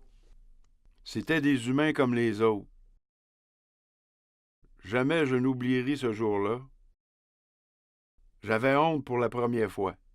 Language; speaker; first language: French; native; French